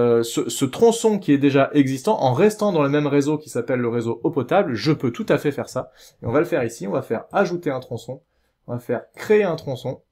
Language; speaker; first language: French; native; French